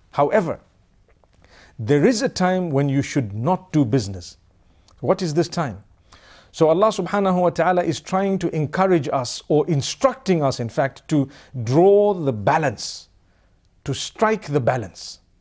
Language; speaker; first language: English; native; English